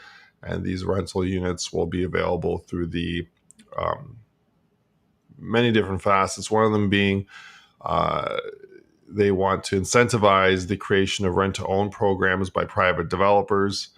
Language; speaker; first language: English; native; English